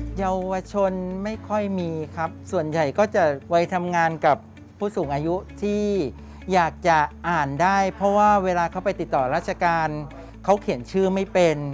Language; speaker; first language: Thai; native; Thai